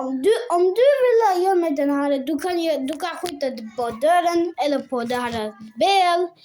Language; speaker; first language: Swedish; non-native, local second language; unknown